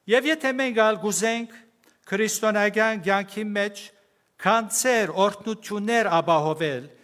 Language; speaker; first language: Armenian; early bilingual, heritage; Armenian